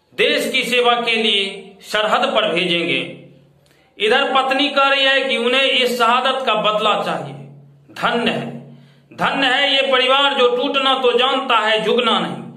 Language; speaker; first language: Hindi; native; Hindi